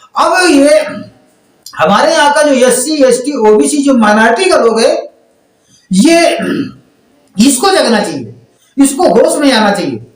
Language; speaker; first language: Hindi; native; Hindi